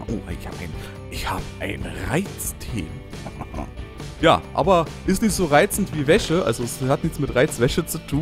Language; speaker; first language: German; native; German